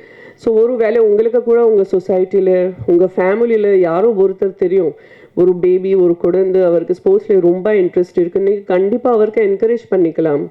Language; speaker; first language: Tamil; non-native, fluent; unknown